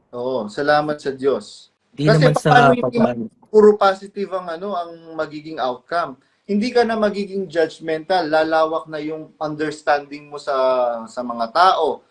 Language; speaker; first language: Filipino; non-native, local second language; Pampanga